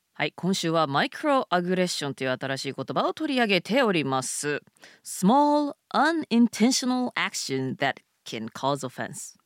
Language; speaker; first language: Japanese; native; Japanese